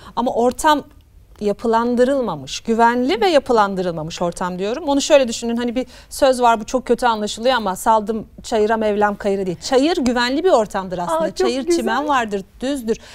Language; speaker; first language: Turkish; native; Turkish